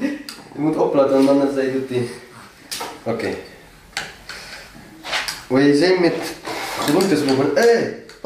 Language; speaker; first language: Dutch; non-native, learner; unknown